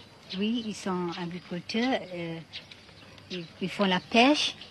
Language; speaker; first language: French; non-native, fluent; Malay